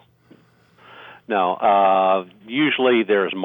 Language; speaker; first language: English; native; English